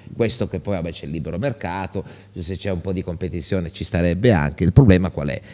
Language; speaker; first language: Italian; native; Italian